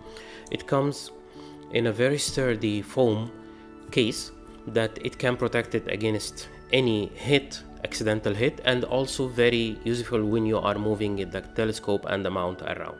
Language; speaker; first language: English; non-native, fluent; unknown